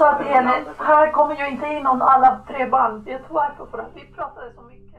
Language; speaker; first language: Swedish; non-native, fluent; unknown